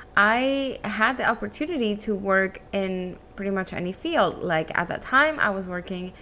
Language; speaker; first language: English; non-native, fluent; Spanish